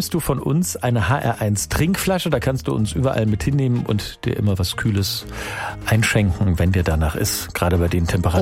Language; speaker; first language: German; native; German